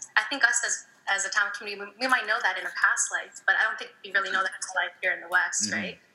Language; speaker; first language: English; native; English